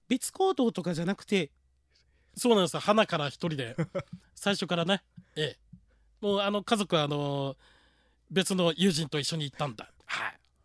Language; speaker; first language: Japanese; native; Japanese